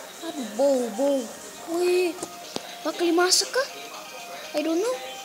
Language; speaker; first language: English; non-native, learner; Indonesian